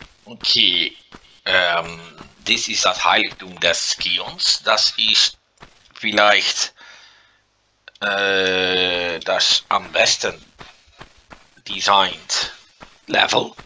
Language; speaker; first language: German; non-native, learner; Dutch